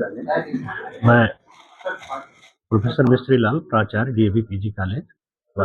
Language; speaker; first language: Hindi; native; Hindi